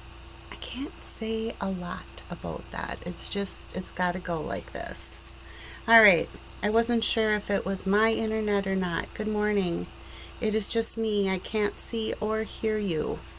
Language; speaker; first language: English; native; English